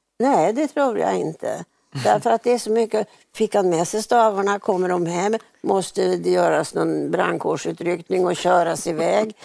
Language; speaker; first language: Swedish; native; Swedish